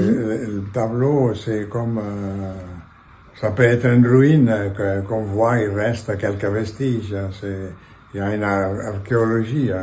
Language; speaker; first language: French; non-native, fluent; Catalan